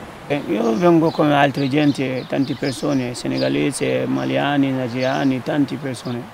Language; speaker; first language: Italian; non-native, learner; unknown